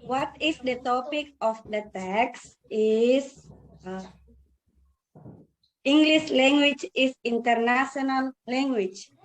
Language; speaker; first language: English; non-native, learner; Indonesian